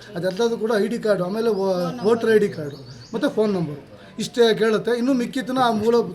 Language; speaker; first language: Kannada; native; Kannada